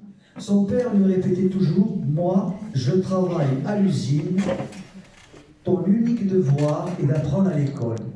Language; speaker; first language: French; native; French